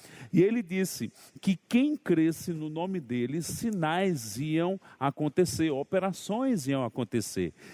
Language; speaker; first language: Portuguese; native; Portuguese